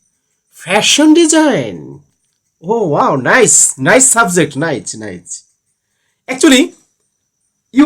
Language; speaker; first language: English; non-native, learner; Bangla